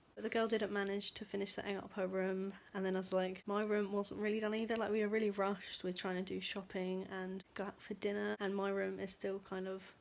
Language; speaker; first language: English; native; English